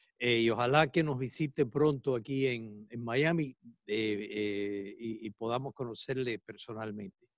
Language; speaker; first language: Spanish; native; Spanish